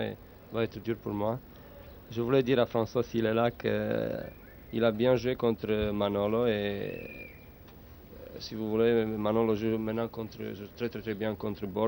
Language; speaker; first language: French; non-native, learner; Romanian